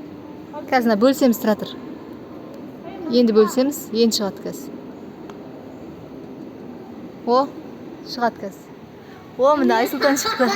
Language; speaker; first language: Kazakh; native; Kazakh